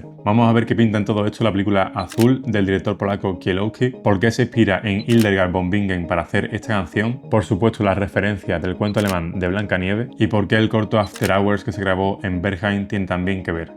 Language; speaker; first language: Spanish; native; Spanish